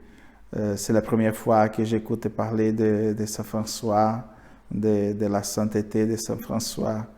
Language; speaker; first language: French; non-native, learner; Portuguese